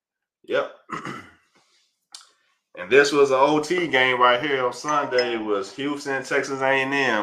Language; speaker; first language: English; native; English